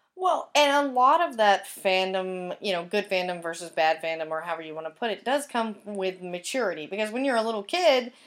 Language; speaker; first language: English; native; English